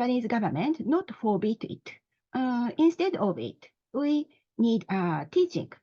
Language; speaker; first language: English; non-native, learner; Japanese